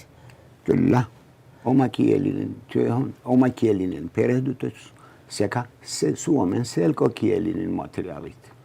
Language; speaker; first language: Finnish; non-native, learner; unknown